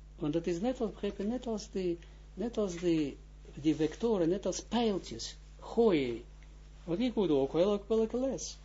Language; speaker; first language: Dutch; non-native, fluent; Russian